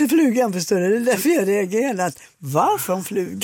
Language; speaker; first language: Swedish; native; Swedish